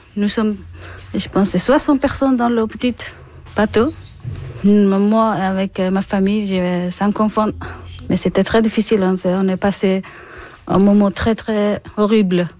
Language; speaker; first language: French; non-native, learner; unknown